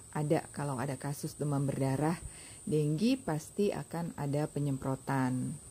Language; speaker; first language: Indonesian; native; Indonesian